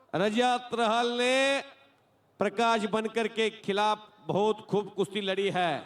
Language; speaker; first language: Hindi; non-native, local second language; Marathi